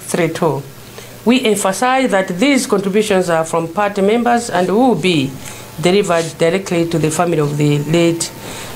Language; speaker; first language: English; non-native, local second language; Nyanja